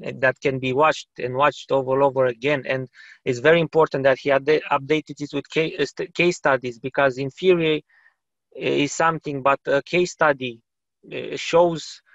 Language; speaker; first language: English; non-native, fluent; Romanian